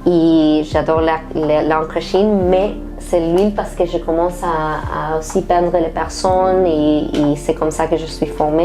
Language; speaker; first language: French; non-native, fluent; Spanish